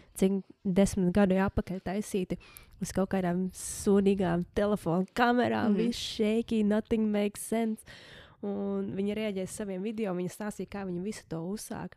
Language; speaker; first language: Latvian; early bilingual, heritage; Latvian